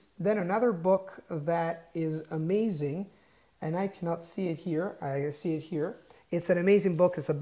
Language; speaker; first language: English; non-native, fluent; Italian